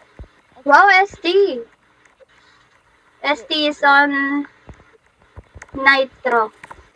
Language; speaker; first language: English; non-native, local second language; Filipino